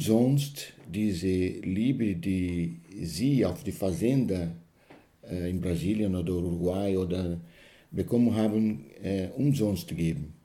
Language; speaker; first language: German; non-native, learner; Portuguese